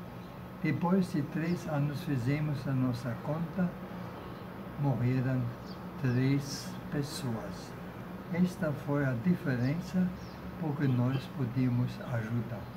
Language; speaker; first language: Portuguese; non-native, fluent; German